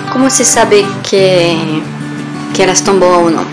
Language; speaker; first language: Portuguese; non-native, learner; French